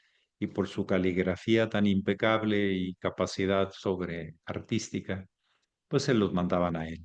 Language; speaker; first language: Spanish; native; Spanish